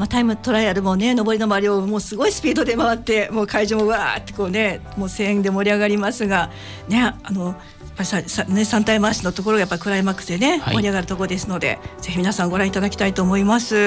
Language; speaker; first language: Japanese; native; Japanese